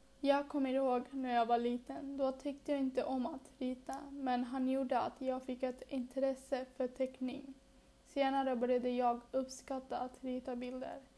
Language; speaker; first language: Swedish; early bilingual, other home language; Bangla